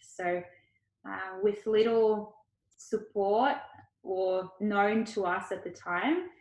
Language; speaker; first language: English; early bilingual, other home language; Ukrainian